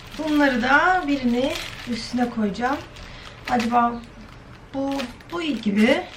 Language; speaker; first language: Turkish; early bilingual, heritage; Turkish